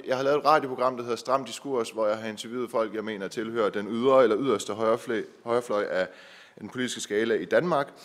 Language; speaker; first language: Danish; early bilingual, other home language; Persian